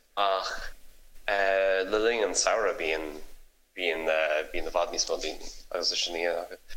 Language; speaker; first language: Irish; non-native, local second language; English